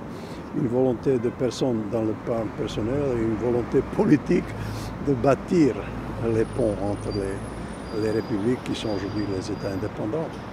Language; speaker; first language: French; non-native, fluent; Serbian